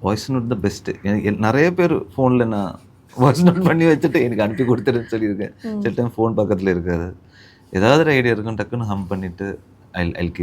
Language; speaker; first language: Tamil; early bilingual, heritage; Tamil